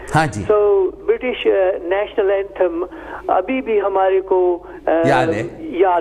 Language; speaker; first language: Hindi; early bilingual, heritage; Hindi